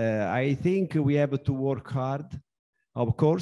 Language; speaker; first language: English; non-native, learner; Italian